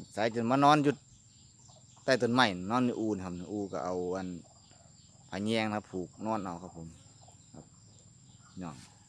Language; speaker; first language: Thai; native; Thai